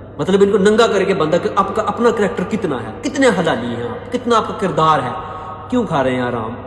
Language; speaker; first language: Urdu; non-native, local second language; Punjabi